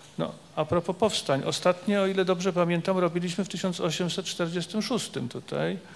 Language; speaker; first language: Polish; native; Polish